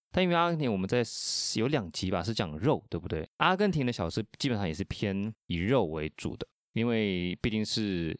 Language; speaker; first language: Chinese; non-native, fluent; Spanish